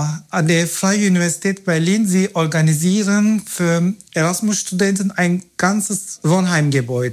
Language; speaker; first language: German; non-native, fluent; Turkish